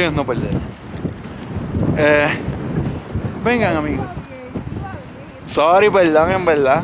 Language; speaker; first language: Spanish; native; Spanish